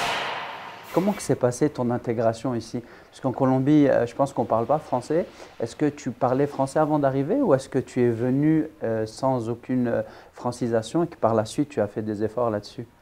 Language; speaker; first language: French; native; French